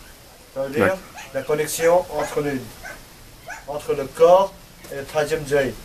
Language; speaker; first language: French; non-native, learner; Nepali